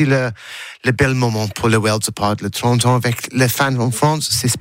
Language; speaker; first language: French; non-native, learner; English